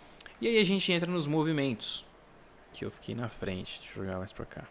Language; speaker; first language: Portuguese; native; Portuguese